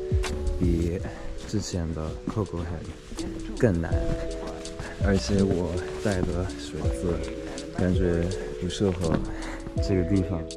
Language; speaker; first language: Chinese; non-native, fluent; English